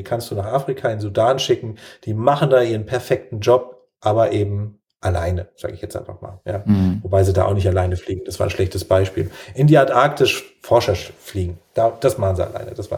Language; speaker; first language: German; native; German